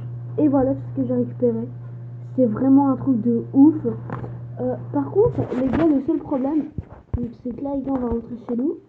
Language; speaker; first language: French; native; French